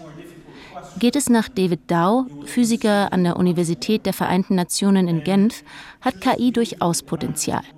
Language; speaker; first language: German; native; German